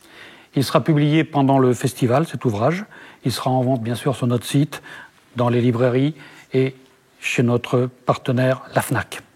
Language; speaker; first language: French; native; French